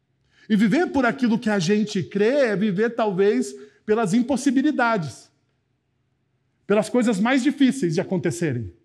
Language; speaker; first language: Portuguese; native; Portuguese